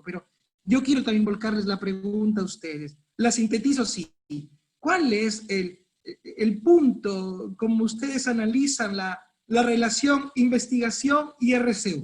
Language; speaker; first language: Spanish; native; Spanish